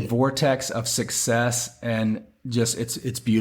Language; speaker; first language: English; native; English